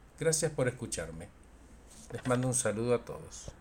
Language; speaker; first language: Spanish; native; Spanish